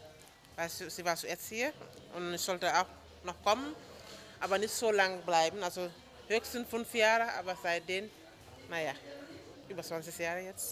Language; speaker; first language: German; non-native, fluent; Wolof